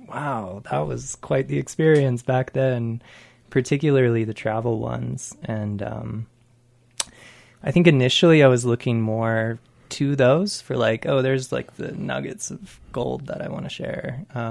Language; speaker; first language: English; native; English